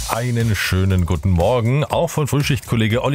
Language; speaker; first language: German; native; German